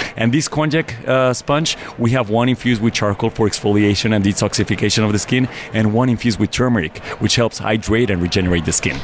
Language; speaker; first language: English; non-native, fluent; Spanish